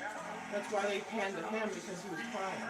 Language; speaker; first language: English; native; English